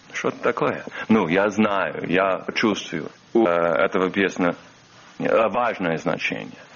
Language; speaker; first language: Russian; non-native, learner; English